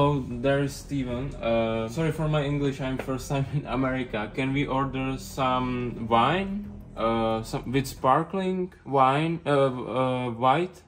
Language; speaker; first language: English; non-native, learner; Czech